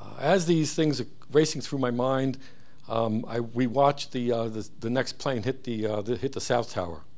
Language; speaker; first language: English; early bilingual, other home language; Hebrew